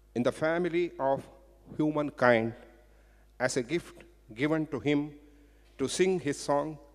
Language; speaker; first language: English; non-native, local second language; Kannada